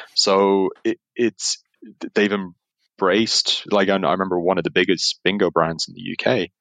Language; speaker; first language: English; native; English